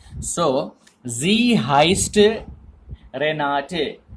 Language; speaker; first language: German; non-native, learner; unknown